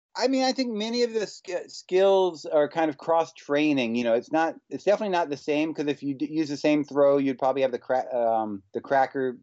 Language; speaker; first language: English; native; English